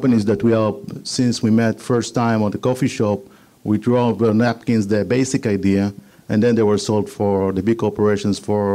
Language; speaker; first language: English; non-native, fluent; Hebrew